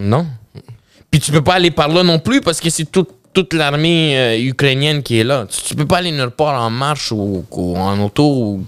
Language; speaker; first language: French; early bilingual, other home language; Russian